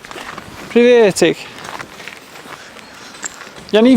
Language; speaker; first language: Russian; non-native, learner; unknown